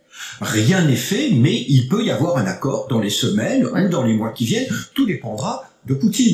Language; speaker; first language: French; native; French